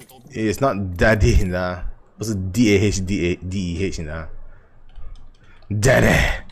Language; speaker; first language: English; non-native, local second language; Chinese